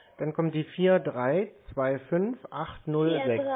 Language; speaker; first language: German; native; German